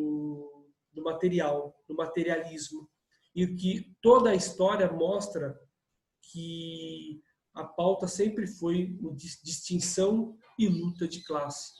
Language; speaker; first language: Portuguese; native; Portuguese